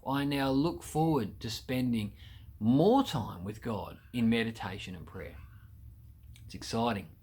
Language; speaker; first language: English; native; English